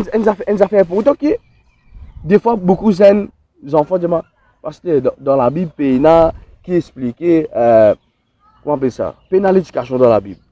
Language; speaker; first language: French; non-native, local second language; Morisyen